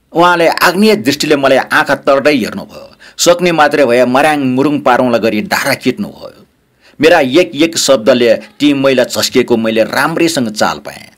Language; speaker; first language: Nepali; native; Nepali